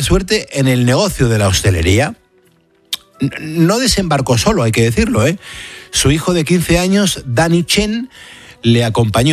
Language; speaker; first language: Spanish; native; Spanish